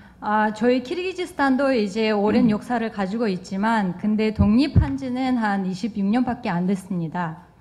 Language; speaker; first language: Korean; non-native, fluent; Kyrgyz